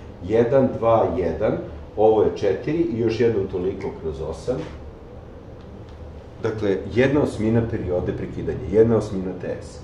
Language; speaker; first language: Serbian; native; Serbian